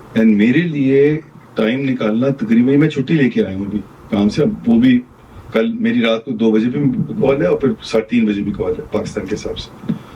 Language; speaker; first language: Urdu; non-native, local second language; Punjabi